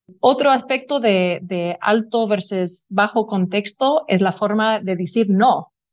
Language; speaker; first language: Spanish; early bilingual, heritage; Spanish